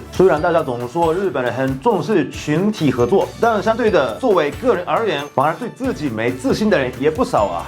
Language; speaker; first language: Chinese; non-native, fluent; Japanese